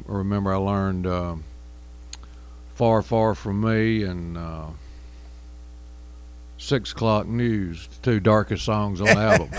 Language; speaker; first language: English; native; English